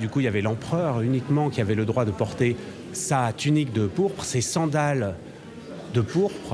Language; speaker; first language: French; native; French